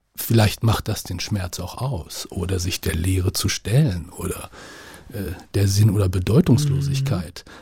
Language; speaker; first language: German; native; German